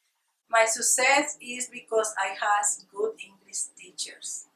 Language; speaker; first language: English; non-native, learner; Spanish